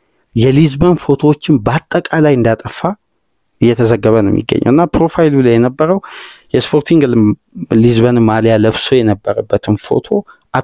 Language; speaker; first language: Amharic; native; Amharic